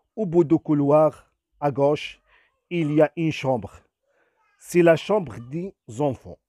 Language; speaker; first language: French; non-native, local second language; Arabic